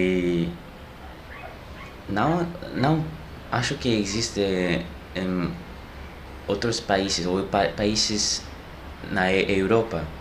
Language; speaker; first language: Portuguese; non-native, learner; French